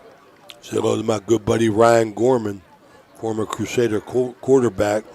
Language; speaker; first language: English; native; English